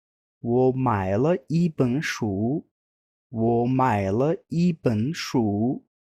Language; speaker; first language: Chinese; non-native, fluent; Uzbek